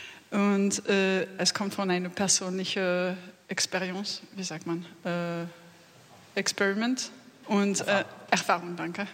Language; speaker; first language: German; non-native, fluent; French